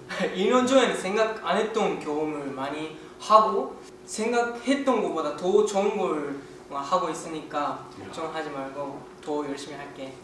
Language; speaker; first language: Korean; non-native, learner; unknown